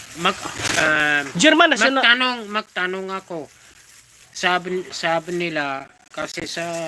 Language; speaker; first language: Filipino; non-native, learner; German